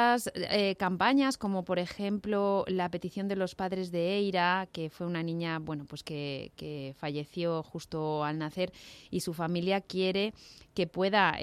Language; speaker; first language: Spanish; native; Spanish